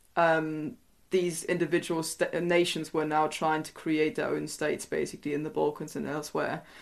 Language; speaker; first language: English; non-native, fluent; German